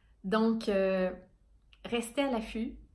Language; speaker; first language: French; native; French